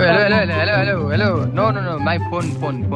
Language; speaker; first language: English; non-native, learner; Nepali